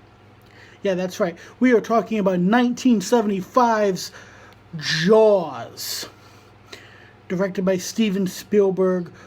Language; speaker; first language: English; native; English